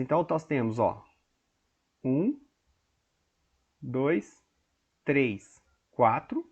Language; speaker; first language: Portuguese; native; Portuguese